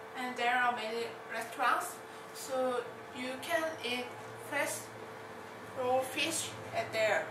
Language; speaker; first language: English; non-native, learner; Korean